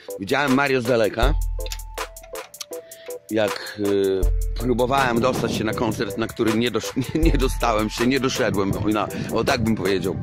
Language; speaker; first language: Polish; native; Polish